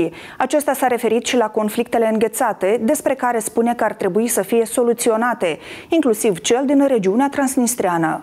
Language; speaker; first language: Romanian; native; Romanian